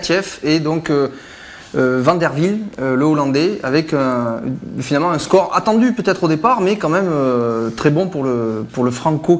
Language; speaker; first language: French; native; French